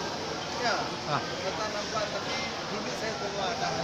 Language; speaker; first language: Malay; non-native, local second language; Bangla